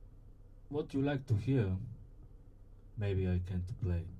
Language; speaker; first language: English; non-native, learner; Bulgarian